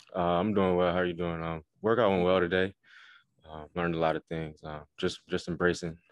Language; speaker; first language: English; native; English